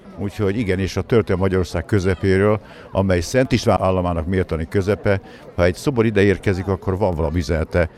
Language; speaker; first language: Hungarian; native; Hungarian